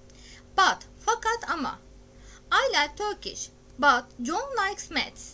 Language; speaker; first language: English; non-native, fluent; Turkish